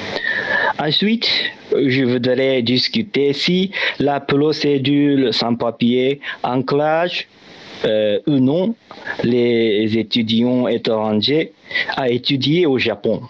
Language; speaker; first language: French; non-native, learner; Japanese